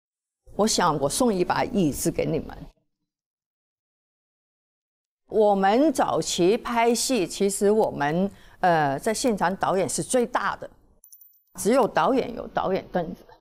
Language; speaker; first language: Chinese; non-native, local second language; Cantonese